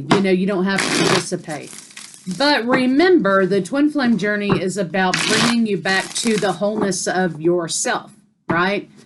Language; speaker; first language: English; native; English